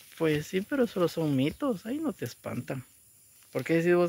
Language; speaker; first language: Spanish; native; Spanish